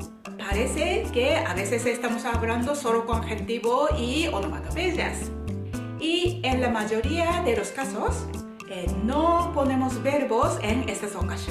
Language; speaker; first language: Spanish; non-native, fluent; Japanese